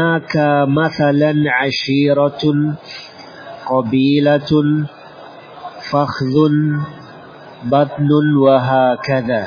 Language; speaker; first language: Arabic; non-native, fluent; Indonesian